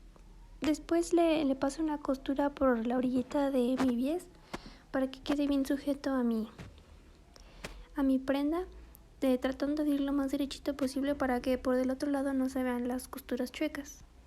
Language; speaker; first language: Spanish; native; Spanish